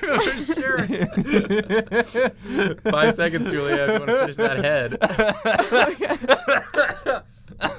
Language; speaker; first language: English; native; English